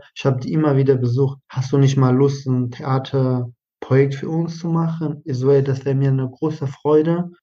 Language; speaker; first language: German; non-native, fluent; Arabic